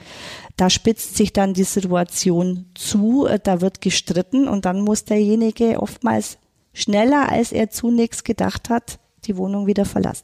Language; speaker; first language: German; native; German